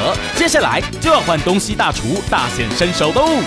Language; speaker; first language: Chinese; native; Chinese